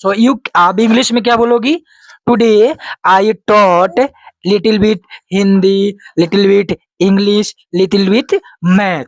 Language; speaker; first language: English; non-native, local second language; Hindi